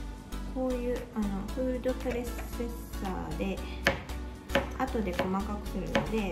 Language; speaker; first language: Japanese; native; Japanese